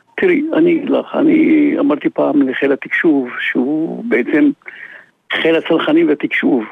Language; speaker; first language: Hebrew; non-native, fluent; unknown